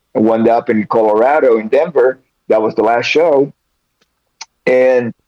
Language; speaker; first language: English; early bilingual, other home language; Spanish